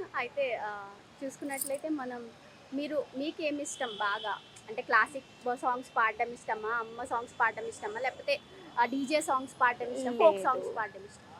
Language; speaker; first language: Telugu; native; Telugu